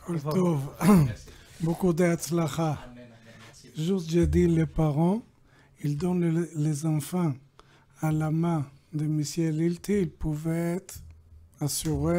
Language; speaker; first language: French; non-native, learner; Hebrew